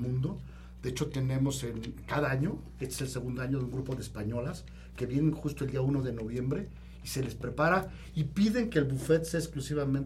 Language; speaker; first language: Spanish; native; Spanish